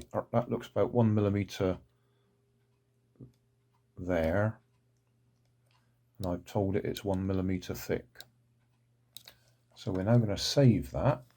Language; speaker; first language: English; native; English